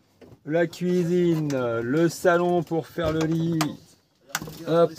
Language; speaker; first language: French; native; French